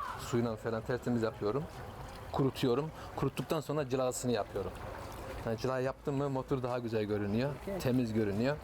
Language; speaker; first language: Turkish; early bilingual, heritage; Turkish